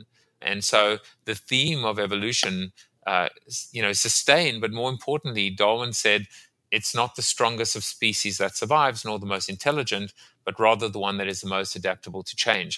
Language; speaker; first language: English; native; English